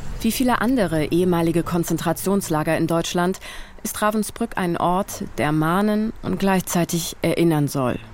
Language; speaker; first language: German; native; German